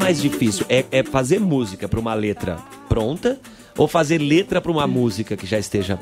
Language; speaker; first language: Portuguese; native; Portuguese